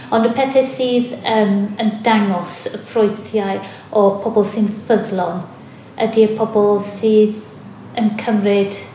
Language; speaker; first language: Welsh; non-native, fluent; English